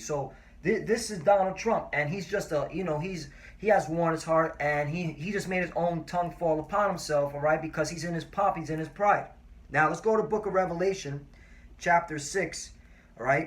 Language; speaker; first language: English; native; English